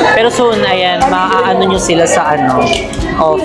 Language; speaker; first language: Filipino; native; Filipino